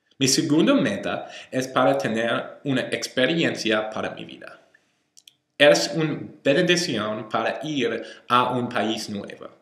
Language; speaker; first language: Spanish; non-native, learner; English